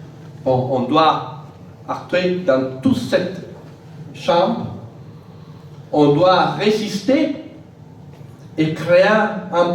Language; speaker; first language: French; non-native, fluent; Italian